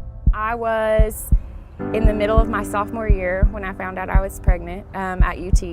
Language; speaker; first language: English; native; English